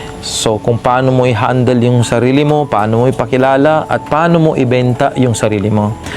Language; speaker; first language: Filipino; non-native, local second language; Maguindanaon